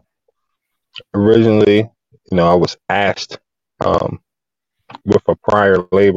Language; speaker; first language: English; native; English